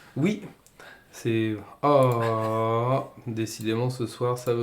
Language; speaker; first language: French; native; French